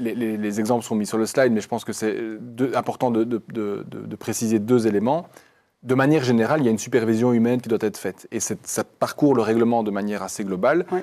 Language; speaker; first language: French; native; French